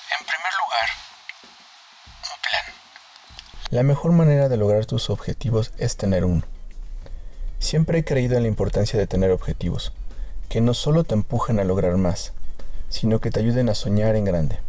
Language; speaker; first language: Spanish; native; Spanish